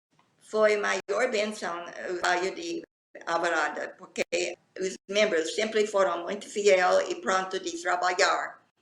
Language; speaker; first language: Portuguese; non-native, fluent; English